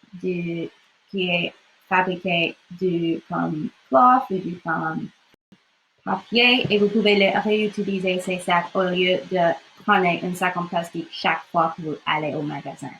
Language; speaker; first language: French; non-native, local second language; English